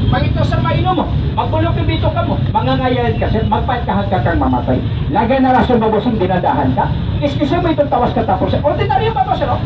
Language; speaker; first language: Filipino; non-native, local second language; Cebuano